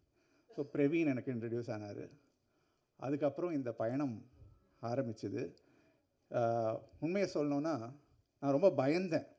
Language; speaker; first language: Tamil; native; Tamil